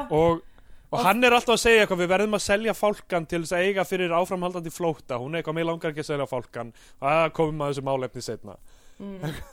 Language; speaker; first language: Icelandic; native; Icelandic